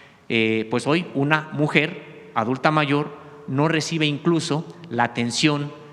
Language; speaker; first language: Spanish; native; Spanish